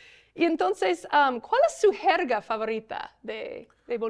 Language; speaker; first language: Spanish; non-native, learner; English